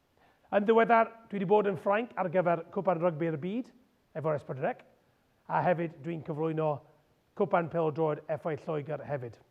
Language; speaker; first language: Welsh; non-native, local second language; English